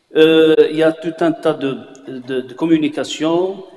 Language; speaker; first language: French; non-native, local second language; Kabyle